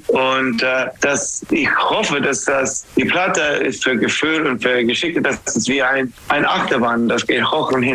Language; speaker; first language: German; non-native, fluent; English